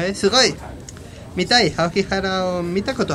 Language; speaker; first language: Japanese; non-native, learner; Spanish